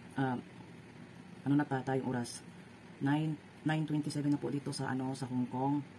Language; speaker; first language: Filipino; non-native, local second language; Cebuano